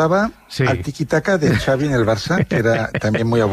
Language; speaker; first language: Spanish; native; Spanish